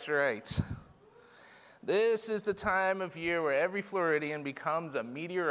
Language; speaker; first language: English; native; English